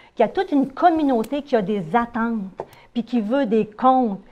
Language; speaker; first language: French; native; French